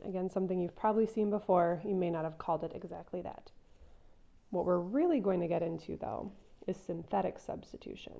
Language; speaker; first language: English; native; English